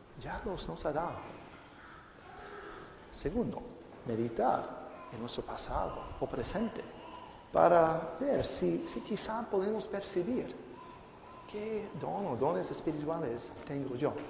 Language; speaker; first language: Spanish; non-native, fluent; English